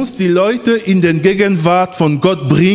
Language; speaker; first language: German; non-native, fluent; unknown